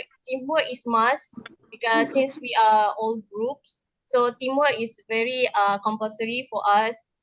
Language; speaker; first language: English; non-native, local second language; Malay